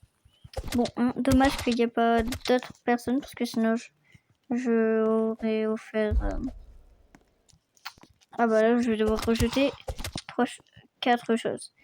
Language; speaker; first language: French; native; French